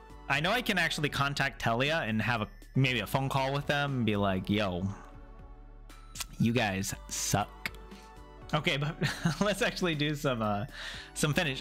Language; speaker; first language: English; native; English